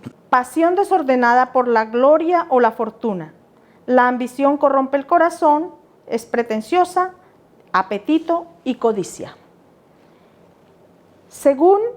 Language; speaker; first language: Spanish; native; Spanish